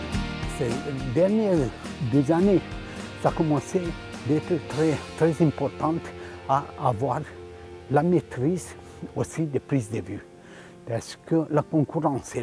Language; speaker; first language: French; non-native, fluent; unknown